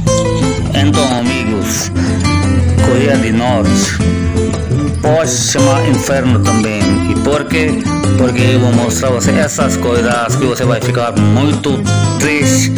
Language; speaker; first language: Portuguese; non-native, learner; Hindi